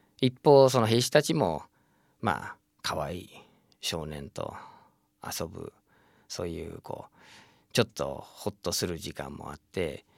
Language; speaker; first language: Japanese; non-native, fluent; English